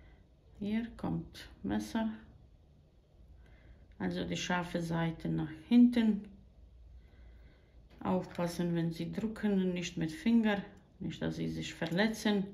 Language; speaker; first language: German; non-native, fluent; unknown